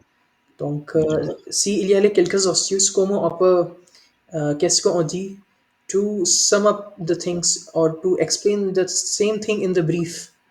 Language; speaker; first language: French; non-native, learner; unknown